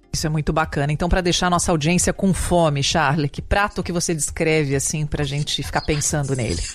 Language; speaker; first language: Portuguese; native; Portuguese